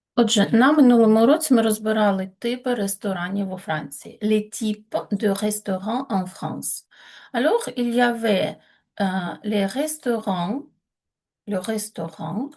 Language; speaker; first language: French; non-native, fluent; Ukrainian